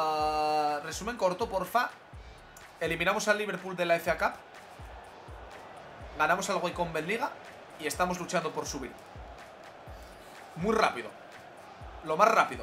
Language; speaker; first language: Spanish; native; Spanish